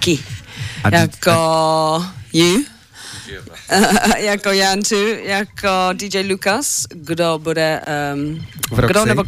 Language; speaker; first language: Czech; non-native, learner; English